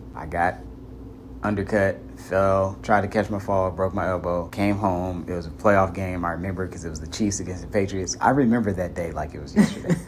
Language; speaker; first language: English; native; English